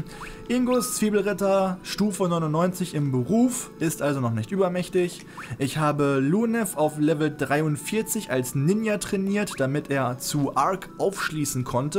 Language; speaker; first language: German; native; German